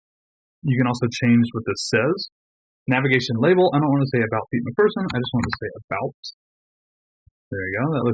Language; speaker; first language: English; native; English